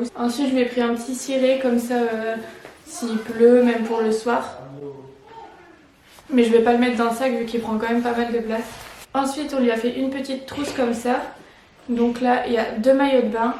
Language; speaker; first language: French; native; French